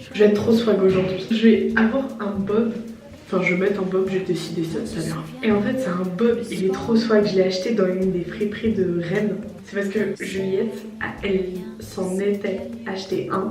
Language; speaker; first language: French; native; French